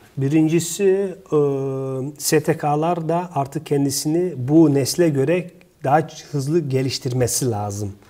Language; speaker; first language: Turkish; early bilingual, heritage; Turkish